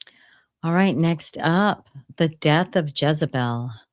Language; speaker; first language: English; native; English